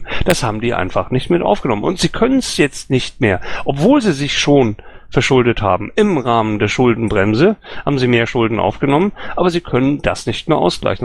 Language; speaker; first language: German; native; German